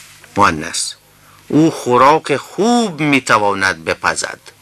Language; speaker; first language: Persian; non-native, fluent; Urdu